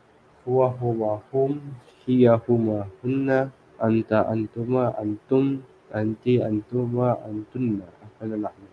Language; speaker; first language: Arabic; non-native, learner; Filipino